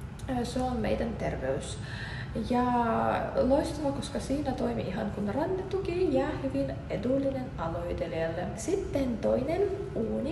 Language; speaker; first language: Finnish; non-native, fluent; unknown